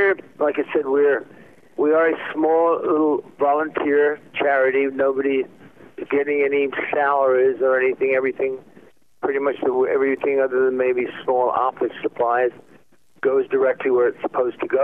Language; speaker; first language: English; native; English